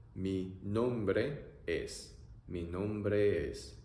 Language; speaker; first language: Spanish; non-native, fluent; English